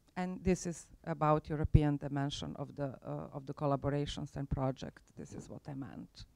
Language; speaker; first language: English; non-native, fluent; Croatian